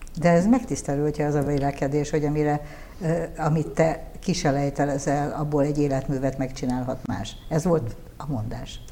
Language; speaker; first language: Hungarian; native; Hungarian